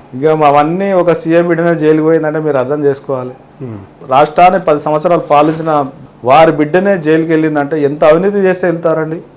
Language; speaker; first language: Telugu; native; Telugu